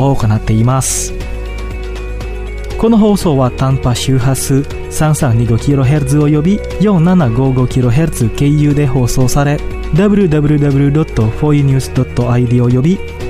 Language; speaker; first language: Japanese; non-native, fluent; Indonesian